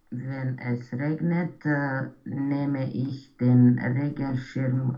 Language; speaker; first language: German; non-native, learner; Romanian